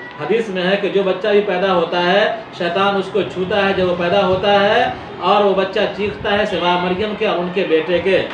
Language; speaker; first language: Urdu; native; Urdu